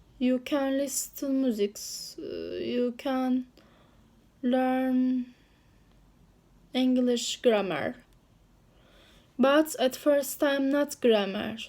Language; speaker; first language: English; non-native, learner; Turkish